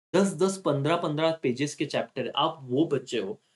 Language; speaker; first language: Hindi; non-native, local second language; Marathi